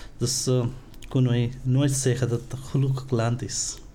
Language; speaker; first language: Dutch; non-native, learner; Nepali